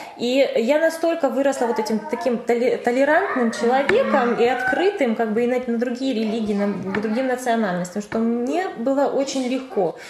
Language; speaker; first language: Russian; native; Russian